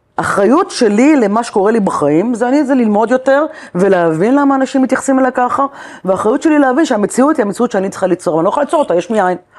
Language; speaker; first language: Hebrew; native; Hebrew